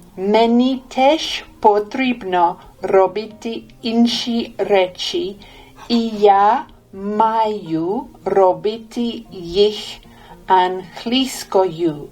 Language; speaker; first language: Ukrainian; non-native, learner; English